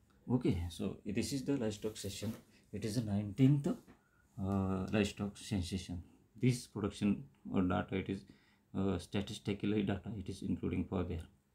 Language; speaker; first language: English; non-native, local second language; Marathi